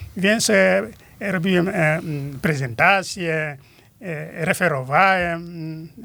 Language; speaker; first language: Polish; non-native, fluent; Fula